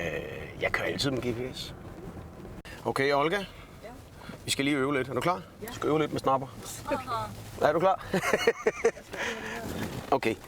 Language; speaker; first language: Danish; native; Danish